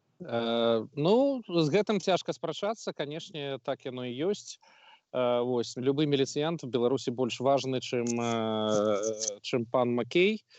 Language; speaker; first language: Belarusian; non-native, local second language; Russian